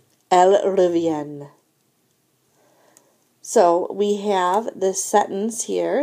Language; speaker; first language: English; native; English